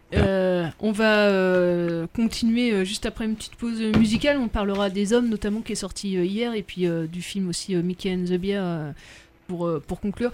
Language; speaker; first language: French; native; French